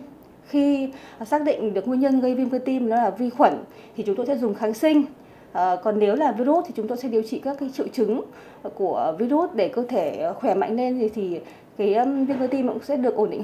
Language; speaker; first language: Vietnamese; native; Vietnamese